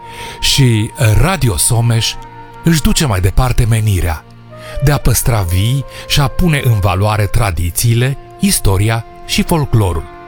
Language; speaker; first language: Romanian; native; Romanian